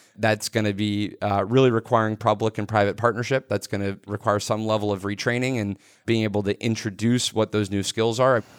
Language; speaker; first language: English; native; English